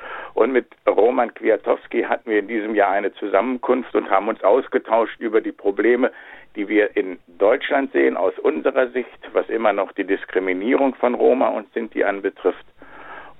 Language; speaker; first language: German; native; German